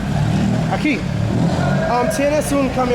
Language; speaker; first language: Spanish; non-native, learner; English